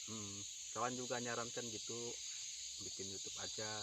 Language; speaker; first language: Malay; native; Malay